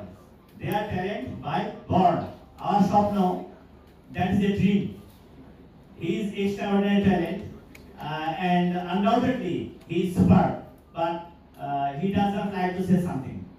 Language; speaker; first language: English; non-native, local second language; Bangla